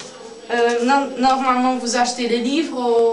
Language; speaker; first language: French; non-native, learner; Portuguese